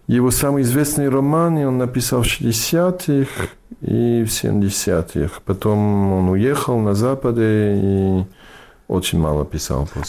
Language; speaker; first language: Russian; non-native, fluent; English